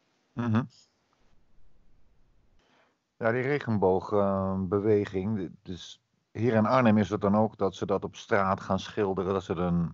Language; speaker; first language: Dutch; native; Dutch